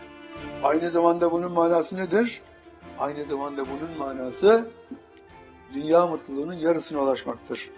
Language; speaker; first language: Turkish; native; Turkish